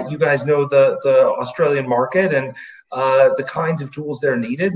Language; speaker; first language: English; native; English